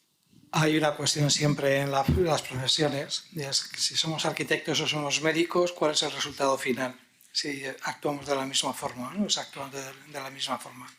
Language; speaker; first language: Spanish; native; Spanish